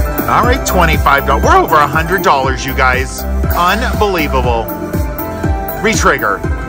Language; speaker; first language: English; native; English